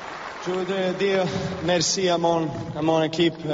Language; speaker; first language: French; non-native, learner; Serbian